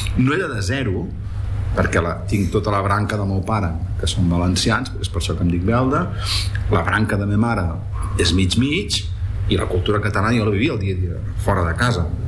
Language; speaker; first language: Catalan; non-native, local second language; Spanish